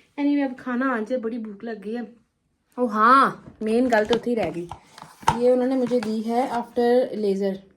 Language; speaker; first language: Urdu; non-native, local second language; Punjabi